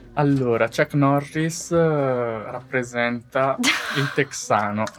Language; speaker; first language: Italian; native; Italian